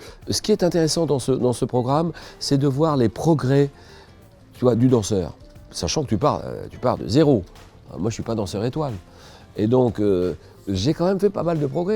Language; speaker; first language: French; native; French